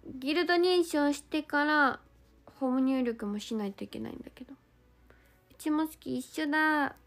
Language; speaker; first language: Japanese; native; Japanese